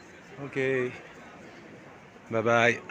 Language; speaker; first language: English; non-native, learner; French